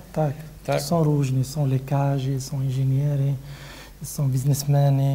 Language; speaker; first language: Polish; non-native, learner; Arabic